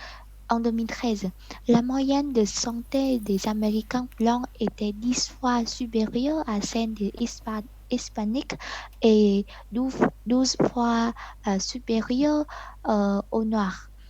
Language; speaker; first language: French; non-native, learner; Vietnamese